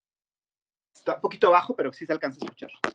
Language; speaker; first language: Spanish; native; Spanish